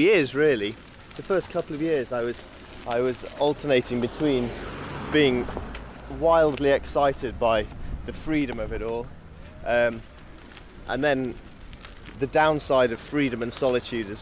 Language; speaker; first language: English; native; English